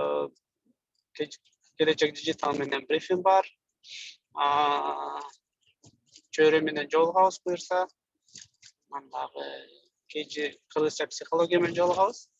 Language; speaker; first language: Kyrgyz; native; Kyrgyz